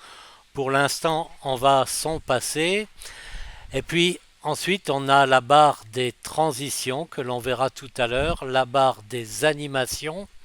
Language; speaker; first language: French; native; French